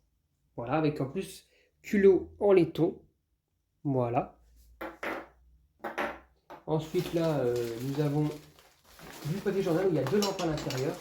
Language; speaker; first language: French; native; French